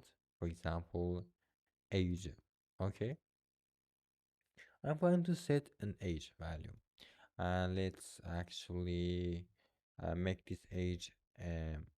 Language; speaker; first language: English; non-native, fluent; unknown